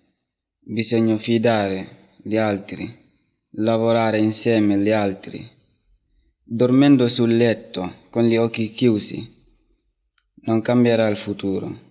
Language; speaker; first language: Italian; non-native, learner; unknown